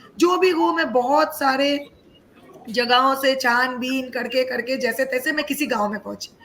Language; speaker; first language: Hindi; non-native, local second language; Bangla